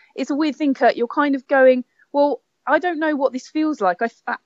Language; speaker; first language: English; native; English